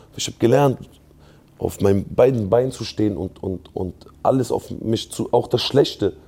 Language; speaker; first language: German; native; German